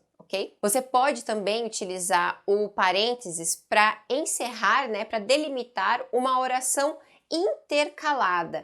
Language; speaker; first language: Portuguese; native; Portuguese